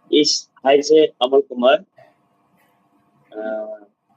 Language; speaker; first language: German; non-native, learner; Bangla